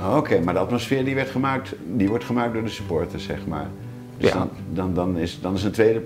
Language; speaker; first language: Dutch; native; Dutch